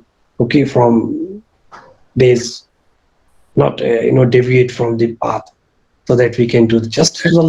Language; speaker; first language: English; non-native, local second language; Urdu